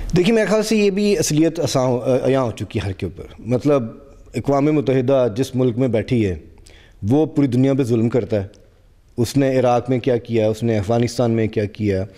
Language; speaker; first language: Urdu; non-native, local second language; Punjabi